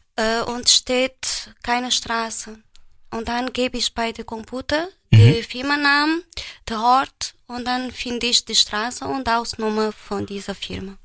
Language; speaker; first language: German; non-native, fluent; Portuguese